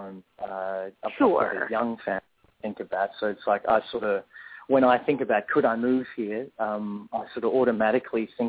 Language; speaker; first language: English; native; English